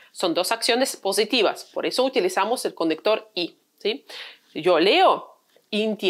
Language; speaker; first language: Spanish; non-native, fluent; Russian